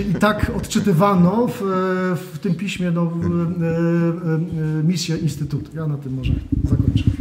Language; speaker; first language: Polish; native; Polish